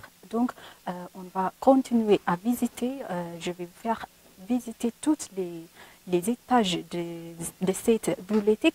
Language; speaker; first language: French; non-native, learner; Amharic